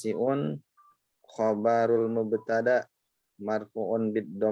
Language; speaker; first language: Arabic; non-native, learner; Indonesian